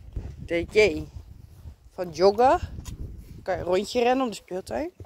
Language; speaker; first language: Dutch; native; Dutch